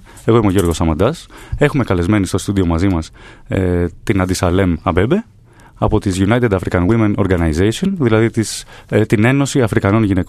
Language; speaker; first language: Greek; native; Greek